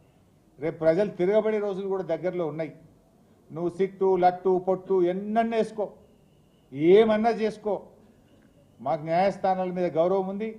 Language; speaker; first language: Telugu; native; Telugu